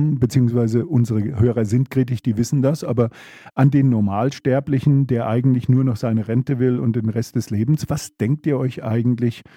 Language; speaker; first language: German; native; German